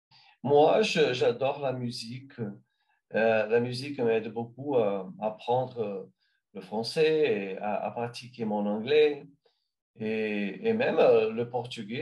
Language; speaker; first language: French; non-native, learner; Portuguese